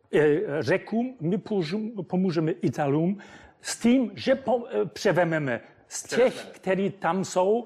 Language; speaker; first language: Czech; non-native, fluent; German